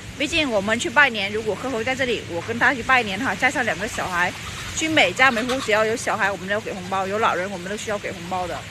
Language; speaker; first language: Chinese; non-native, fluent; Vietnamese